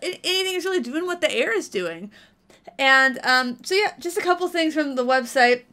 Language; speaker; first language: English; native; English